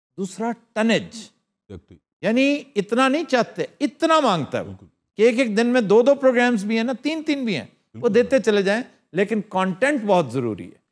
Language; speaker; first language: Urdu; non-native, local second language; Punjabi